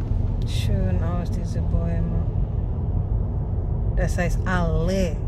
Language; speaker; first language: German; non-native, learner; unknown